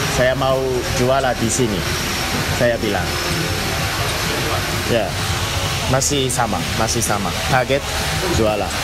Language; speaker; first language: Indonesian; non-native, learner; Japanese